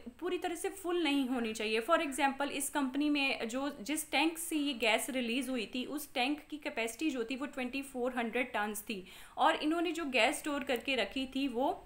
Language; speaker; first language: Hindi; non-native, local second language; Punjabi